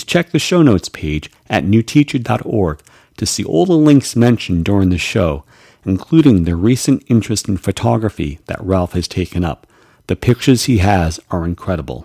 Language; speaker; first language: English; native; English